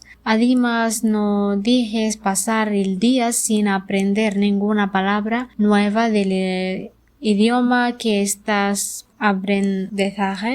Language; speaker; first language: Spanish; non-native, learner; Arabic